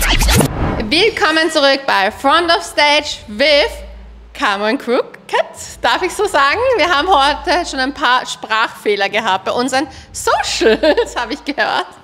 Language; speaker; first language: German; native; German